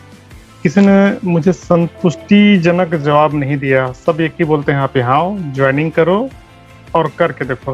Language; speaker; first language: Hindi; native; Hindi